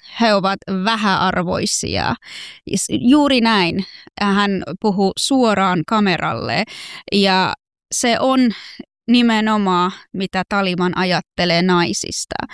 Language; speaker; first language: Finnish; non-native, fluent; Persian